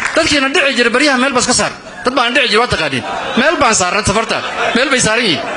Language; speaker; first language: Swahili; non-native, local second language; Somali